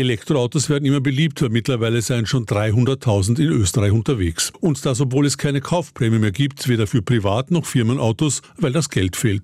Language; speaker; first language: German; native; German